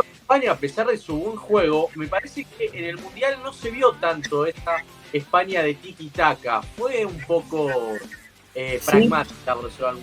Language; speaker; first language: Spanish; native; Spanish